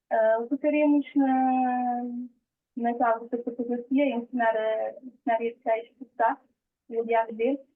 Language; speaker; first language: Portuguese; non-native, local second language; Kabuverdianu